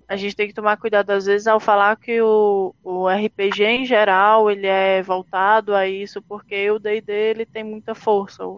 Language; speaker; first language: Portuguese; native; Portuguese